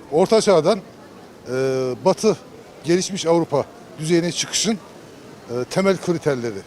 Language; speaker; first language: Turkish; native; Turkish